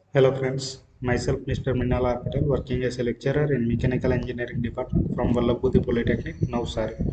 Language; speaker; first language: English; non-native, local second language; Gujarati